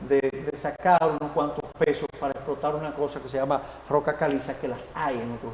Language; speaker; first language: Spanish; native; Spanish